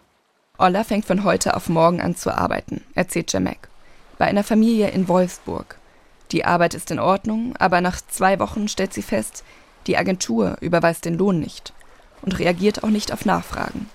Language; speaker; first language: German; native; German